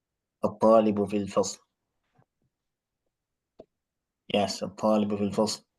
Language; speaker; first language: Arabic; non-native, fluent; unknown